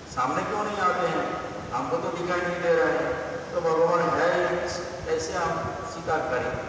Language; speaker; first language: Hindi; non-native, local second language; Bangla